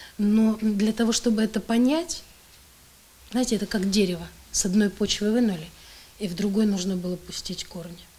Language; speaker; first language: Russian; native; Russian